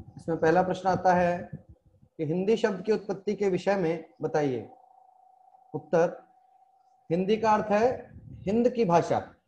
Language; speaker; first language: Hindi; native; Hindi